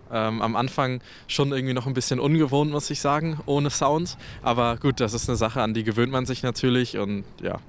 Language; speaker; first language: German; native; German